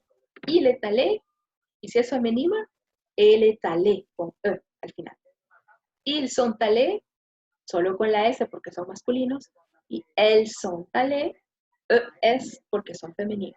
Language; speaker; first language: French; non-native, fluent; Spanish